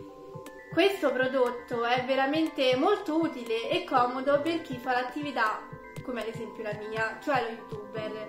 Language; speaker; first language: Italian; native; Italian